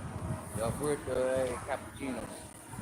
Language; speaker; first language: Spanish; non-native, learner; English